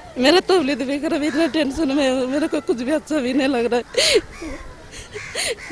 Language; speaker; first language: Hindi; non-native, local second language; Bangla